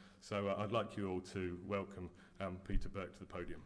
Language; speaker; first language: English; native; English